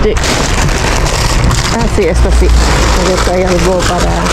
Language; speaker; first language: Spanish; non-native, learner; Filipino